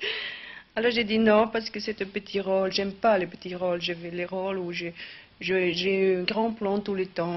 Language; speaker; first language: French; non-native, fluent; Swedish